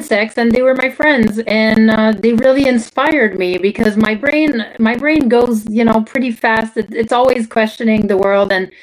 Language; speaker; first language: English; non-native, fluent; French